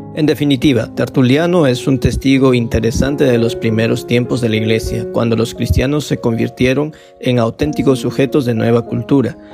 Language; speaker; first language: Spanish; non-native, fluent; Vietnamese